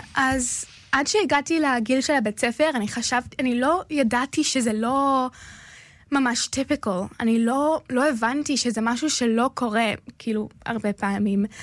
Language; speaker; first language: Hebrew; early bilingual, other home language; English